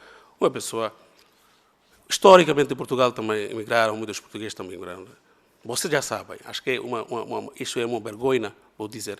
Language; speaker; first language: Portuguese; non-native, learner; Bangla